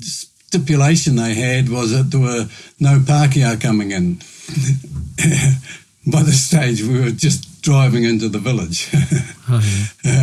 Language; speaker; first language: English; native; English